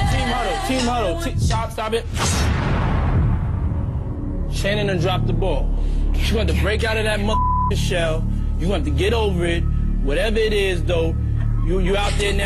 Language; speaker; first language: English; native; English